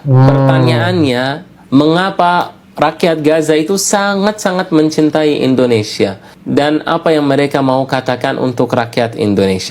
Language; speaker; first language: Indonesian; non-native, fluent; Arabic